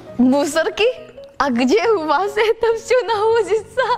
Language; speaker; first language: Russian; non-native, learner; Korean